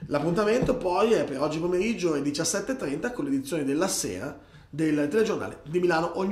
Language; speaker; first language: Italian; native; Italian